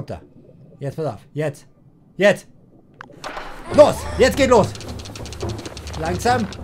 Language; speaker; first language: German; native; German